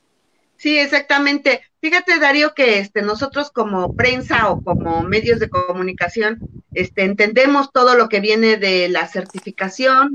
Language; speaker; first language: Spanish; native; Spanish